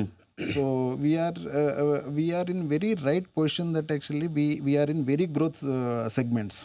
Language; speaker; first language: English; non-native, local second language; Telugu